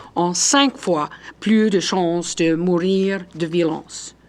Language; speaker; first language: French; non-native, local second language; English